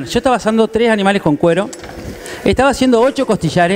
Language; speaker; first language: Spanish; native; Spanish